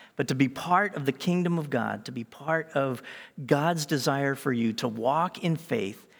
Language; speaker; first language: English; native; English